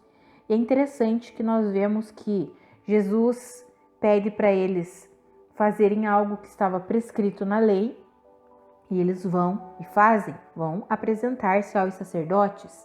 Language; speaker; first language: Portuguese; native; Portuguese